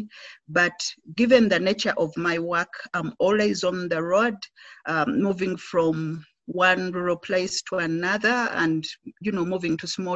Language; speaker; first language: English; non-native, local second language; Ganda